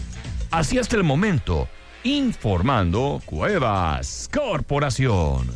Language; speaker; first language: Spanish; native; Spanish